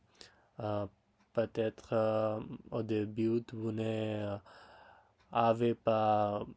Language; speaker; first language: French; non-native, learner; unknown